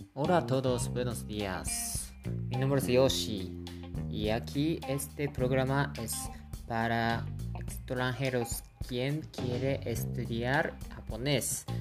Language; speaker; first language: Spanish; non-native, fluent; Japanese